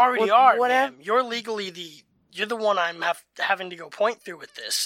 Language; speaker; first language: English; native; English